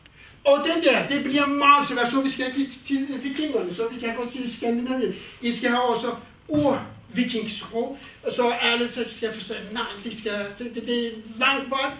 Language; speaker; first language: Danish; non-native, fluent; Kurdish